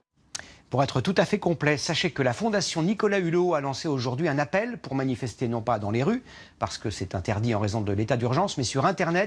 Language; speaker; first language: French; native; French